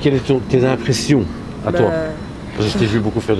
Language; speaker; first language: French; native; French